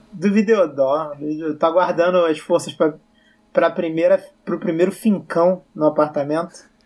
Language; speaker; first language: Portuguese; native; Portuguese